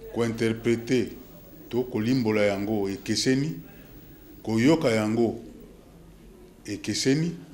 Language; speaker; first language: Lingala; native; Lingala